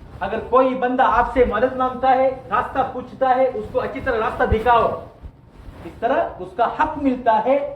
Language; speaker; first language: Urdu; non-native, learner; Tamil